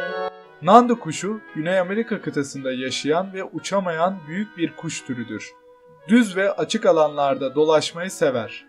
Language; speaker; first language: Turkish; native; Turkish